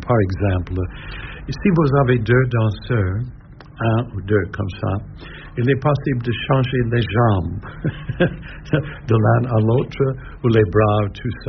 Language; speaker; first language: French; non-native, learner; English